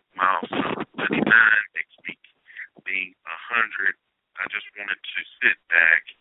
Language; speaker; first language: English; native; English